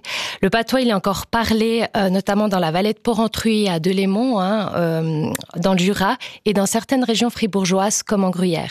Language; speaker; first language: French; native; French